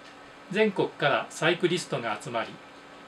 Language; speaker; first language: Japanese; native; Japanese